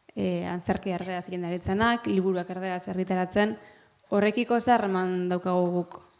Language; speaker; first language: Basque; native; Basque